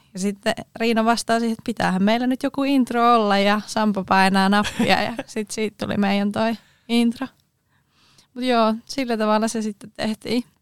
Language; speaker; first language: Finnish; native; Finnish